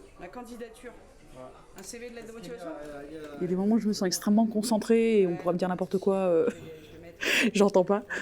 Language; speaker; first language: French; native; French